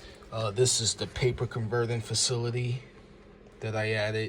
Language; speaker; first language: English; native; English